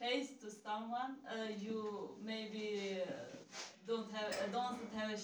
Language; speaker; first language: English; non-native, learner; Turkish